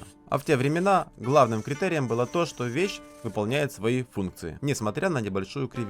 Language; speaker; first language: Russian; native; Russian